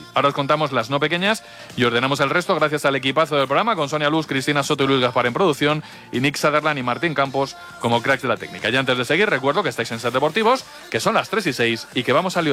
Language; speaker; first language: Spanish; native; Spanish